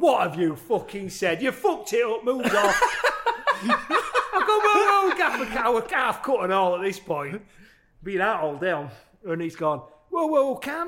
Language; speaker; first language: English; native; English